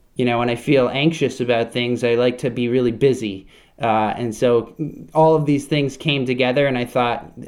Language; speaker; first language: English; native; English